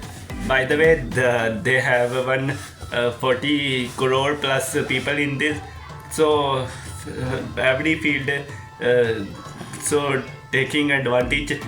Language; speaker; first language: English; non-native, local second language; Urdu